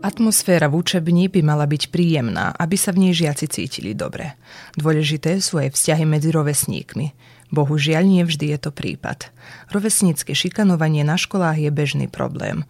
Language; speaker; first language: Slovak; early bilingual, heritage; Slovak